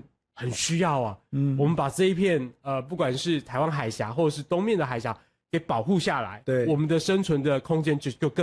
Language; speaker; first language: Chinese; native; Chinese